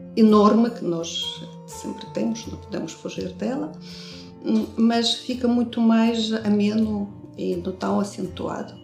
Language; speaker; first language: Portuguese; non-native, fluent; Russian